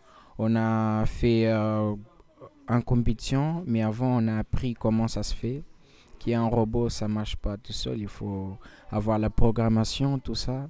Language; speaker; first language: French; non-native, learner; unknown